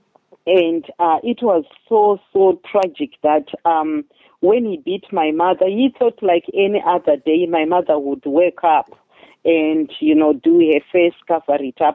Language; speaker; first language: English; non-native, local second language; Shona